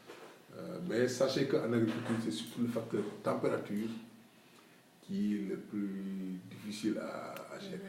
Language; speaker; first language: French; non-native, local second language; Wolof